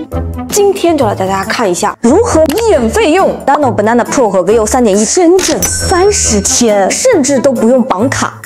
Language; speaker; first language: Chinese; native; Chinese